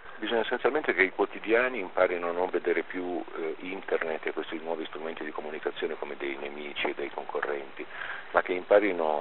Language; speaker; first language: Italian; native; Italian